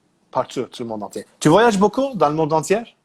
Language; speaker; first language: French; non-native, learner; Turkish